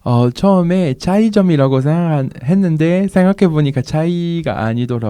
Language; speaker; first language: Korean; non-native, fluent; French